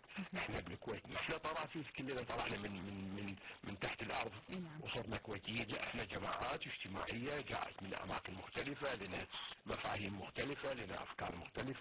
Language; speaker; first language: Arabic; native; Arabic